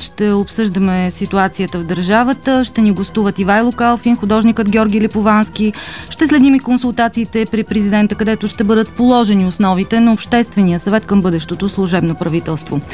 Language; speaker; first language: Bulgarian; native; Bulgarian